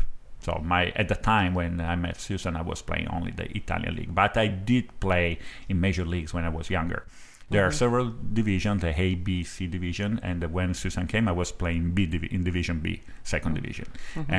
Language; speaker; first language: English; non-native, fluent; Italian